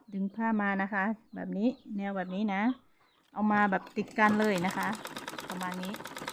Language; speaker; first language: Thai; non-native, local second language; Hmong